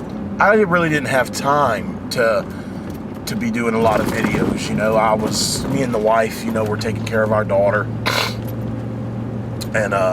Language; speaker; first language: English; native; English